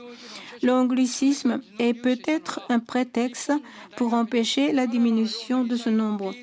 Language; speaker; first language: French; non-native, fluent; Japanese